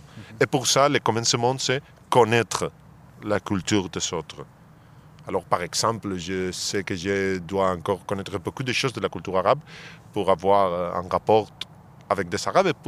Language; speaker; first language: French; non-native, fluent; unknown